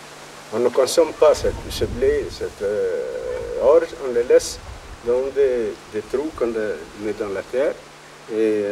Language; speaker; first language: French; non-native, local second language; Arabic